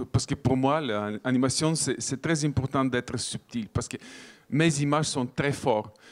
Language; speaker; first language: French; non-native, fluent; Bulgarian